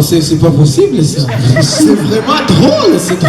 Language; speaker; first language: French; non-native, learner; Kinyarwanda